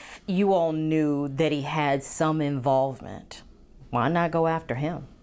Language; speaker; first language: English; native; English